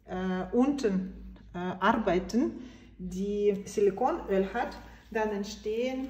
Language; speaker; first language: German; non-native, fluent; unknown